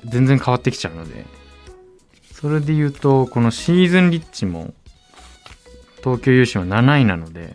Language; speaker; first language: Japanese; native; Japanese